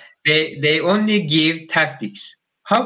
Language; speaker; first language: English; non-native, learner; Turkish